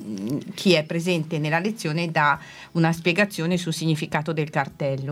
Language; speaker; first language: Italian; native; Italian